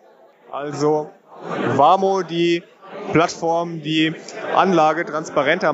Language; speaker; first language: German; native; German